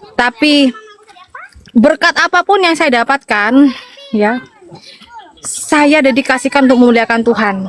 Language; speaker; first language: Indonesian; non-native, local second language; Madurese